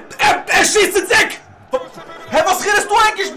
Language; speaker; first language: German; early bilingual, other home language; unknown